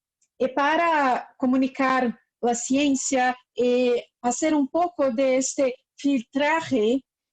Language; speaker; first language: Spanish; non-native, fluent; Portuguese